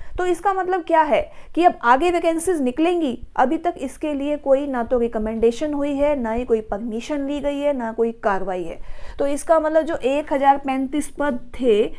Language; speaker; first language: Hindi; native; Hindi